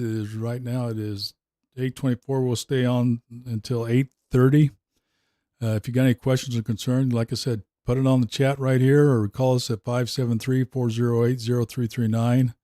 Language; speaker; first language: English; native; English